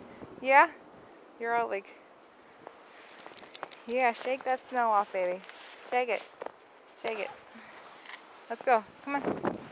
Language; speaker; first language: English; native; English